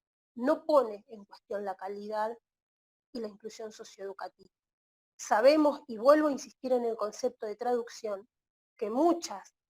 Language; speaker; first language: Spanish; native; Spanish